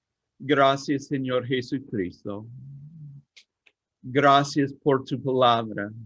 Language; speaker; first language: Spanish; non-native, learner; English